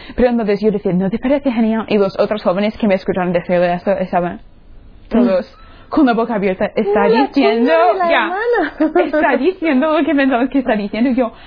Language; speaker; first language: Spanish; non-native, fluent; English